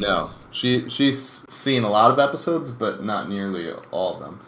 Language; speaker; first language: English; native; English